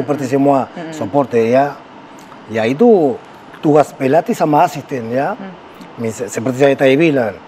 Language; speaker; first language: Indonesian; non-native, fluent; Spanish